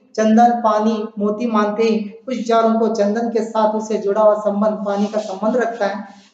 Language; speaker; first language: Hindi; non-native, local second language; Kannada